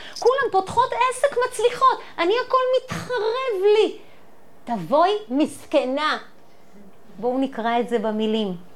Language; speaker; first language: Hebrew; native; Hebrew